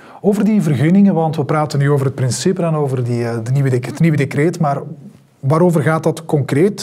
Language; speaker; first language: Dutch; native; Dutch